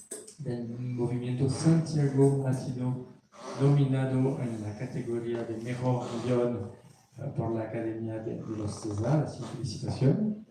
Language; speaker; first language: Spanish; non-native, fluent; French